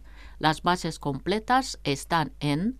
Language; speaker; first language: Spanish; non-native, fluent; Romanian